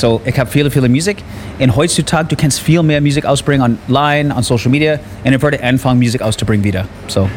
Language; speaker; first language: German; non-native, learner; English